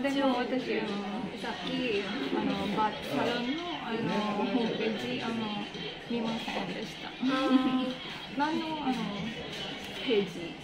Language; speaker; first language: Japanese; non-native, learner; Filipino